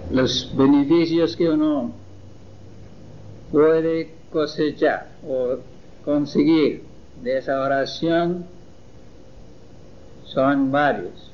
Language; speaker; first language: Spanish; non-native, fluent; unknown